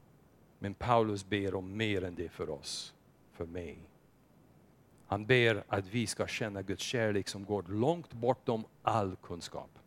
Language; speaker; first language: Swedish; non-native, fluent; English